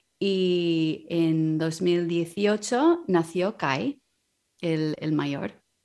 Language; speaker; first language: Spanish; non-native, fluent; English